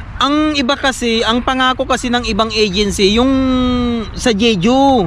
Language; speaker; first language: Filipino; non-native, local second language; Iloko